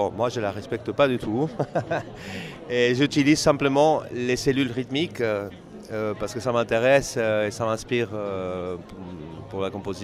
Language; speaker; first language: French; non-native, fluent; Spanish